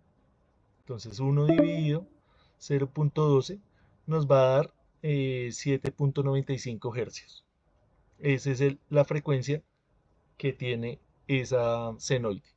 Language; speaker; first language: Spanish; native; Spanish